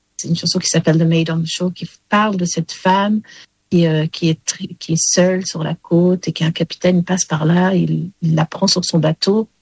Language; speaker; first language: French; early bilingual, heritage; English